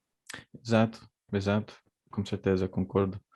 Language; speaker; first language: Portuguese; non-native, fluent; Spanish